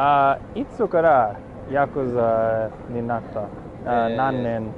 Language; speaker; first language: Japanese; non-native, learner; English